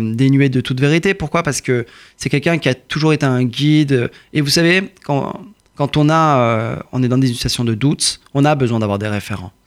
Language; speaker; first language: French; early bilingual, other home language; Persian